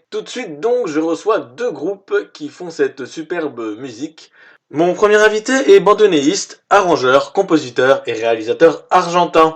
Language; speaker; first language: French; native; French